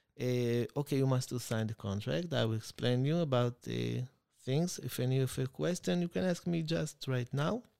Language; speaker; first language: English; non-native, learner; Hebrew